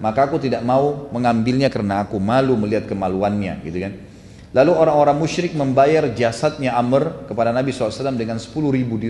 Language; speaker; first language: Indonesian; native; Indonesian